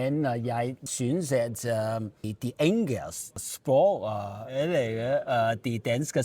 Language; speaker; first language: Danish; non-native, learner; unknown